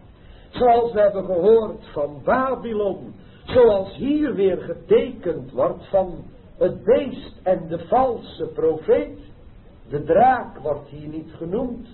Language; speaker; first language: Dutch; native; Dutch